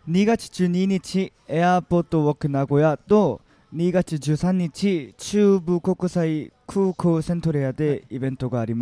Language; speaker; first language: Japanese; non-native, learner; Korean